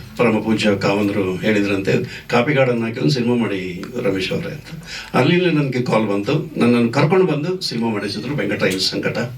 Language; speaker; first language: Kannada; non-native, local second language; Tulu